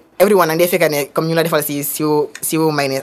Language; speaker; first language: English; non-native, local second language; Wolof